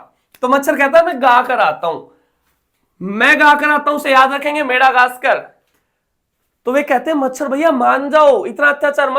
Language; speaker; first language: Hindi; native; Hindi